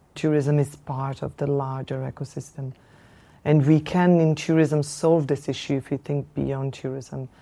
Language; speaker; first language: English; non-native, fluent; Slovenian